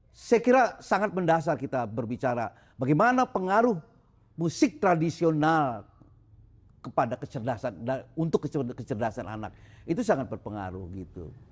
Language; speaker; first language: Indonesian; non-native, local second language; Sundanese